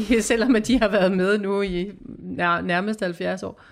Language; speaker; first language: Danish; native; Danish